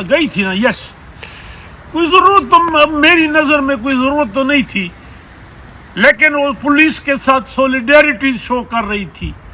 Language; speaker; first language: Urdu; non-native, local second language; Pashto